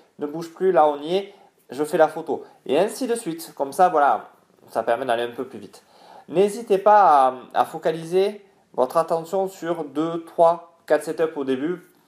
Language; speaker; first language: French; native; French